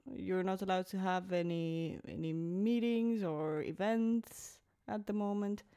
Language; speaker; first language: English; non-native, fluent; Finnish